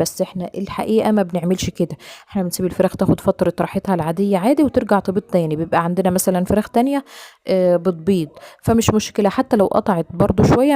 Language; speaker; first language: Arabic; native; Arabic